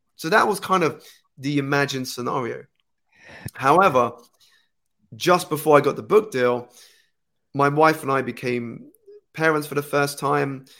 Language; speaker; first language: English; native; English